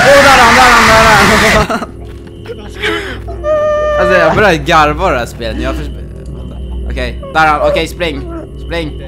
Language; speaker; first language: Swedish; native; Swedish